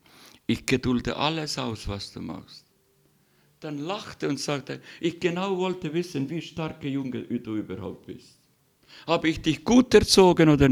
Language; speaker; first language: German; non-native, learner; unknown